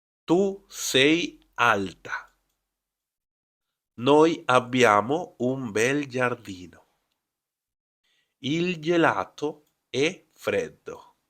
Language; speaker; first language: Italian; non-native, fluent; Spanish